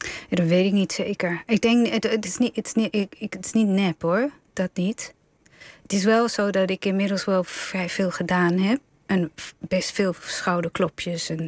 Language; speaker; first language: Dutch; non-native, fluent; English